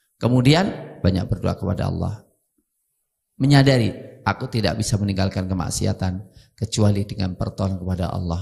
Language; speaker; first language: Indonesian; native; Indonesian